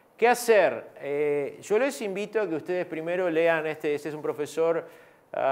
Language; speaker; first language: Spanish; native; Spanish